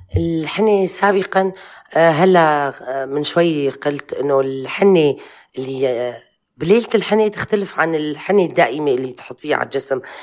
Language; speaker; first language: Arabic; non-native, local second language; Kurdish